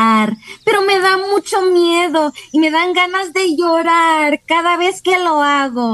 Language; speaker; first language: Spanish; early bilingual, other home language; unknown